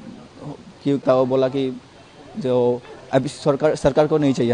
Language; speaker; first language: Hindi; non-native, learner; Bangla